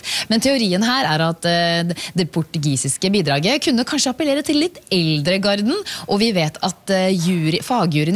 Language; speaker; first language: Norwegian; native; Norwegian